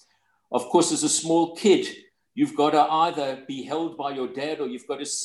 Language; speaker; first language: English; native; English